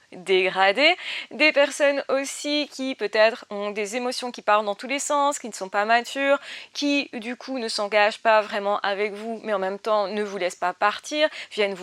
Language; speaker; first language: French; native; French